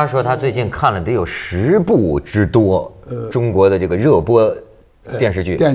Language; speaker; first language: Chinese; native; Chinese